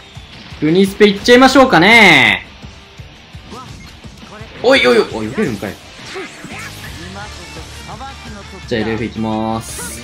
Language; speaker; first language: Japanese; native; Japanese